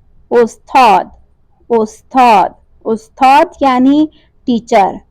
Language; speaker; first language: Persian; non-native, fluent; Urdu